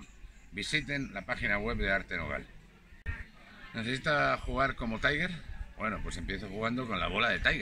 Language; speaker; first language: Spanish; native; Spanish